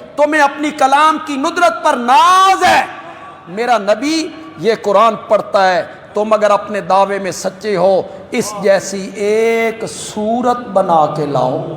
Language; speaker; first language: Urdu; non-native, local second language; Punjabi